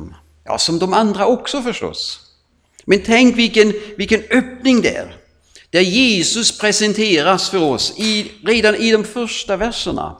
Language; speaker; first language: Swedish; non-native, fluent; German